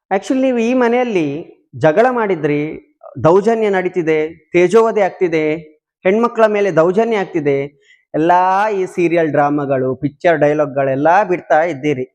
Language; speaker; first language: Kannada; non-native, local second language; Tulu